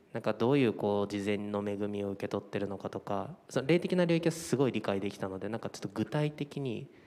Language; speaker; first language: Japanese; native; Japanese